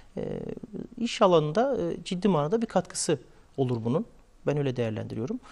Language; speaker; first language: Turkish; native; Turkish